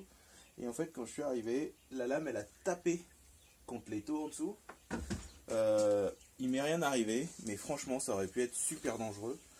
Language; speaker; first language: French; native; French